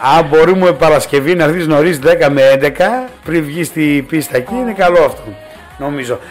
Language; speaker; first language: Greek; native; Greek